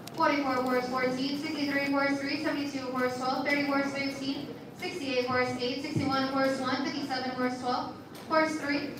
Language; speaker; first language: English; native; English